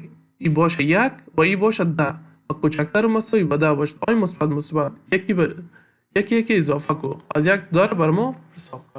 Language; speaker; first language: Persian; native; Persian